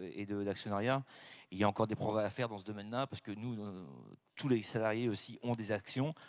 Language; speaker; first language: French; native; French